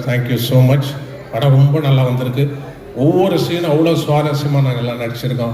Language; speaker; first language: Tamil; non-native, fluent; Telugu